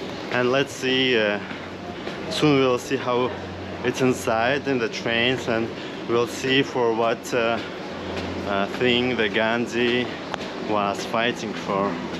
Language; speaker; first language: English; non-native, fluent; Russian